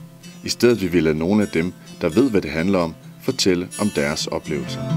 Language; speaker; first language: Danish; native; Danish